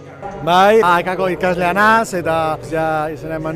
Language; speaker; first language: Basque; non-native, local second language; Spanish